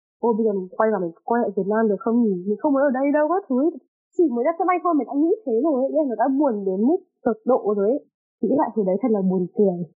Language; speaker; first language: Vietnamese; native; Vietnamese